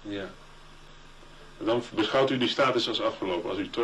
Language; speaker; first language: Dutch; native; Dutch